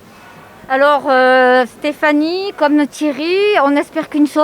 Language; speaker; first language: French; native; French